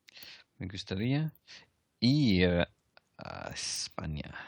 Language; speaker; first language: Spanish; non-native, learner; English